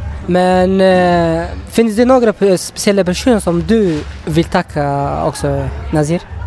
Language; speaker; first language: Swedish; non-native, fluent; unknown